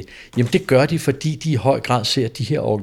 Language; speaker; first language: Danish; native; Danish